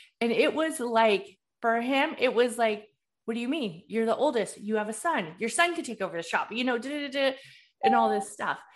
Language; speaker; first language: English; early bilingual, other home language; Spanish